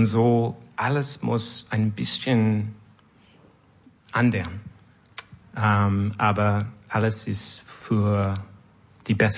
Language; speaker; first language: German; non-native, learner; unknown